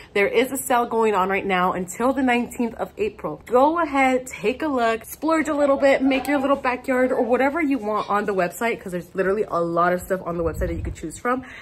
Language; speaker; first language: English; early bilingual, other home language; Spanish